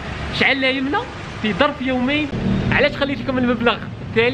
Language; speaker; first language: Arabic; native; Arabic